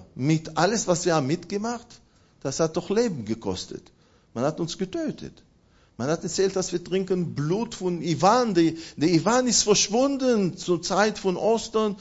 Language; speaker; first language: German; non-native, fluent; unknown